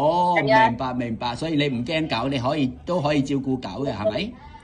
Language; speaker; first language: Cantonese; native; Cantonese